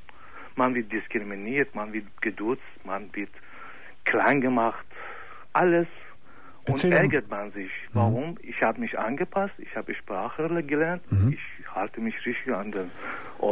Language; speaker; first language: German; non-native, fluent; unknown